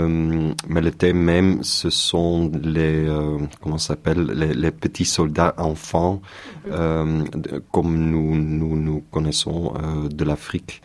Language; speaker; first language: French; non-native, local second language; Dutch